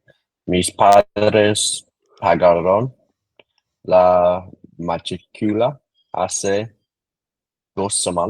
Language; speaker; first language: Spanish; non-native, learner; English